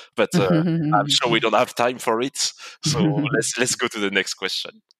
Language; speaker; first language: English; non-native, fluent; French